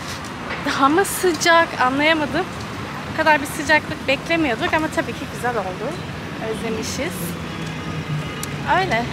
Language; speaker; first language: Turkish; early bilingual, heritage; Turkish